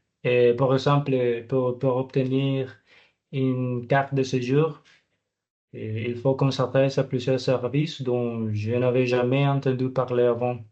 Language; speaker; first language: French; non-native, learner; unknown